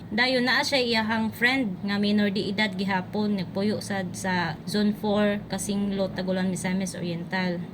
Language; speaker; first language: Cebuano; native; Cebuano